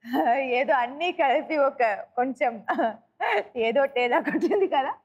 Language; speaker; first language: Telugu; non-native, local second language; Tamil